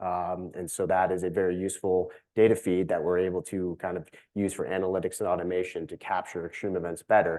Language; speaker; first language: English; native; English